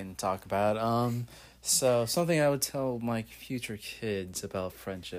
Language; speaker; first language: English; native; English